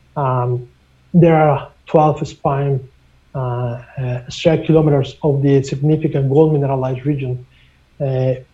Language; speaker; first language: English; non-native, fluent; Spanish